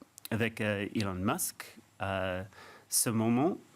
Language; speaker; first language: French; non-native, fluent; English